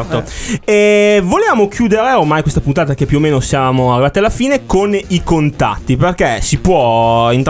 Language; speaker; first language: Italian; native; Italian